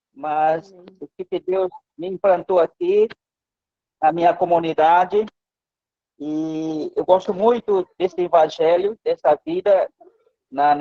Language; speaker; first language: Portuguese; non-native, local second language; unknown